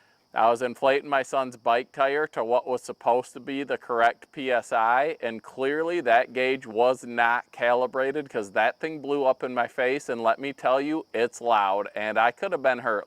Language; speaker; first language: English; native; English